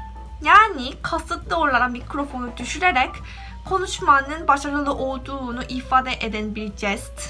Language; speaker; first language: Turkish; non-native, fluent; Korean